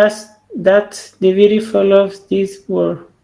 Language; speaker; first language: English; non-native, learner; Spanish